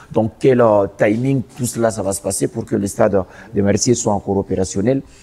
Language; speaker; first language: French; non-native, local second language; Swahili